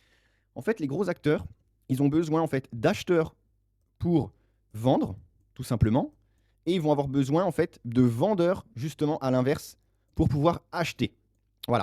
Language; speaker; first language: French; native; French